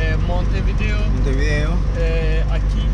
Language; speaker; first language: Spanish; non-native, learner; Turkish